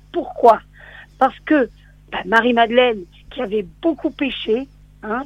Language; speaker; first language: French; native; French